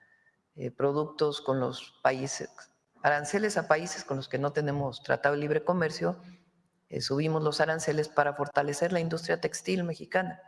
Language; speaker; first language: Spanish; native; Spanish